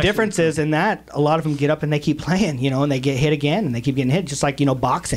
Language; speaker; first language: English; native; English